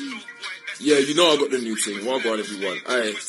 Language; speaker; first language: English; native; English